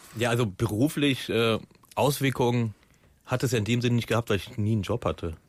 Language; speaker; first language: German; early bilingual, other home language; Persian